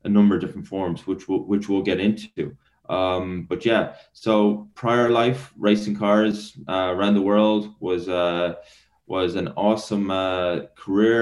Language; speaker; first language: English; native; English